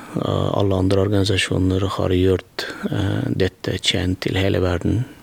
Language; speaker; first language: Norwegian; non-native, fluent; Turkmen